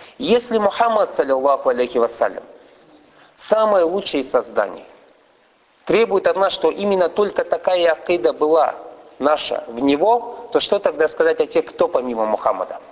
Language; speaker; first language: Russian; non-native, fluent; Arabic